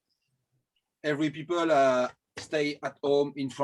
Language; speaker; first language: English; non-native, learner; French